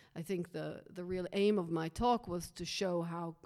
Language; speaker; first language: English; native; English